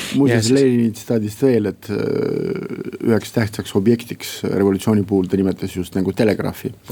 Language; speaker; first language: Estonian; non-native, local second language; Russian